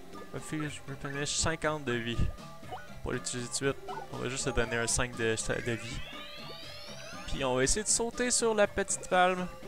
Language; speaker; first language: French; native; French